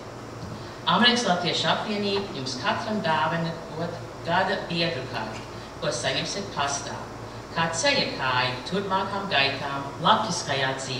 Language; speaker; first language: Latvian; early bilingual, heritage; Latvian